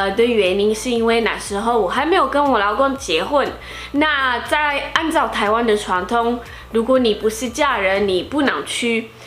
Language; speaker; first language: Chinese; non-native, fluent; Portuguese